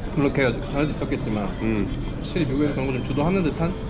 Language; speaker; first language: Korean; native; Korean